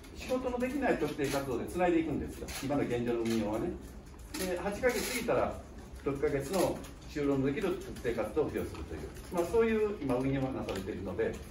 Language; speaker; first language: Japanese; native; Japanese